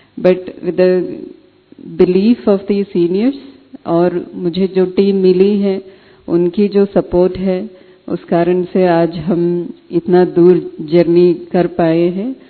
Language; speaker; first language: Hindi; non-native, local second language; Telugu